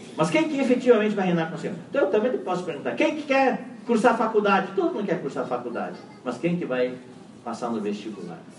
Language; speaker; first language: Portuguese; non-native, fluent; Chinese